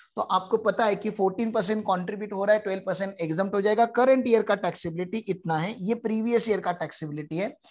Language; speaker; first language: Hindi; native; Hindi